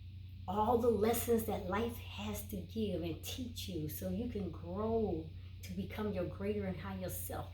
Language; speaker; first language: English; native; English